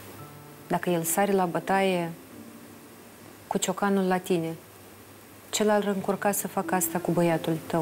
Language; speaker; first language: Romanian; native; Romanian